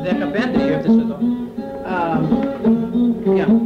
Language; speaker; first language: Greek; early bilingual, heritage; Greek